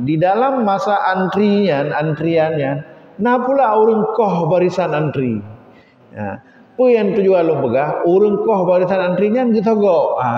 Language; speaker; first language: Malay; non-native, local second language; Achinese